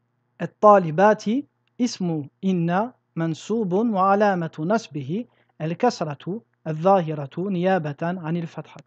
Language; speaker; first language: Arabic; non-native, fluent; French